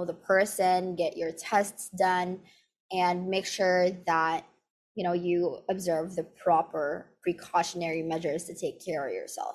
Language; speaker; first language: English; non-native, local second language; Filipino